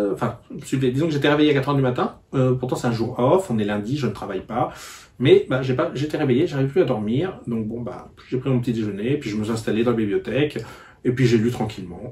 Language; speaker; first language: French; native; French